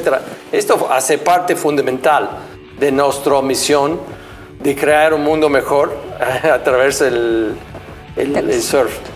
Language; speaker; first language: Spanish; non-native, fluent; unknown